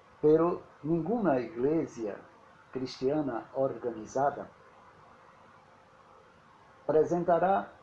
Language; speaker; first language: Spanish; non-native, learner; Portuguese